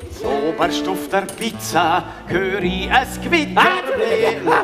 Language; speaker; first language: German; native; German